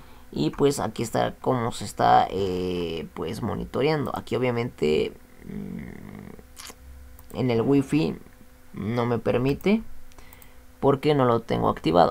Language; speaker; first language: Spanish; native; Spanish